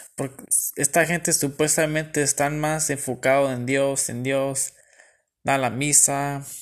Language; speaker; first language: Spanish; early bilingual, heritage; Spanish